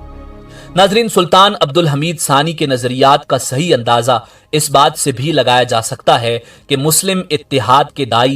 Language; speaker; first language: Urdu; native; Urdu